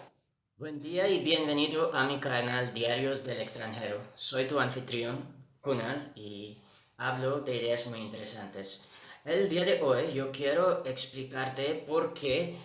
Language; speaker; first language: Spanish; non-native, fluent; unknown